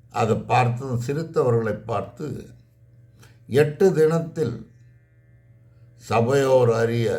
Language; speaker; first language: Tamil; native; Tamil